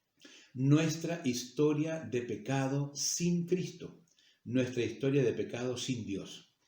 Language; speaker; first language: Spanish; native; Spanish